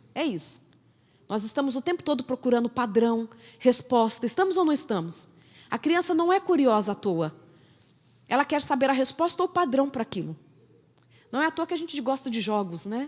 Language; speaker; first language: Portuguese; native; Portuguese